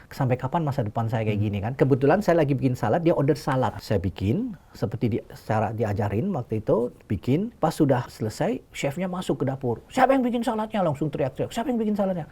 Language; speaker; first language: Indonesian; early bilingual, heritage; Indonesian